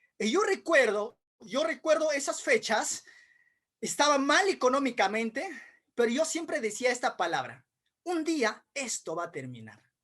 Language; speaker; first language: Spanish; non-native, local second language; Quechua